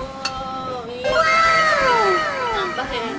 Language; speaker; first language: Indonesian; native; Indonesian